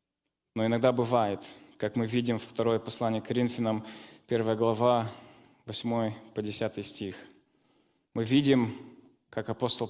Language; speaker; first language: Russian; early bilingual, heritage; Russian